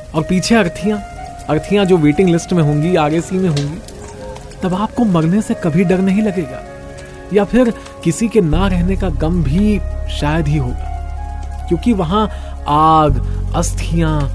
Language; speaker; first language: Hindi; native; Hindi